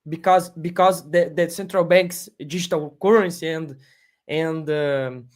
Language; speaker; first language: English; non-native, learner; Portuguese